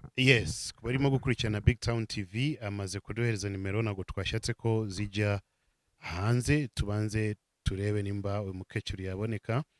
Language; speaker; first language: Kinyarwanda; native; Kinyarwanda